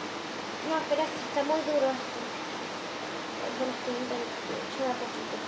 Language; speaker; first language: Spanish; native; Spanish